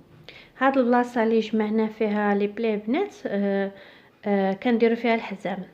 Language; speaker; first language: Arabic; native; Arabic